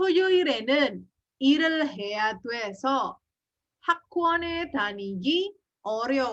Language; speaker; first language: Korean; non-native, fluent; Indonesian